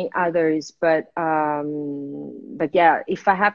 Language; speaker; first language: English; non-native, fluent; Italian